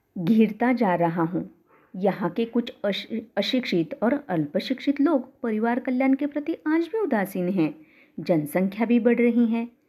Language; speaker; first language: Hindi; non-native, local second language; Marathi